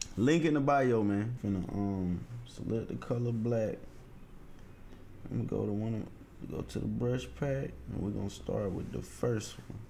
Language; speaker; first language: English; native; English